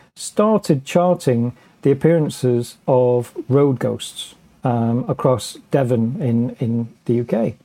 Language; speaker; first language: English; native; English